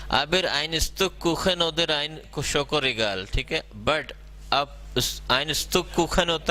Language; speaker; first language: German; non-native, learner; Hindi